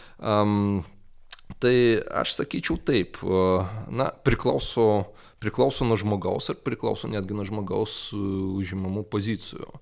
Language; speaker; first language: Lithuanian; non-native, local second language; Russian